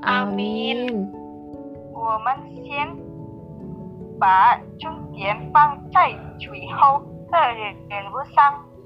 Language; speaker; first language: Chinese; non-native, learner; Indonesian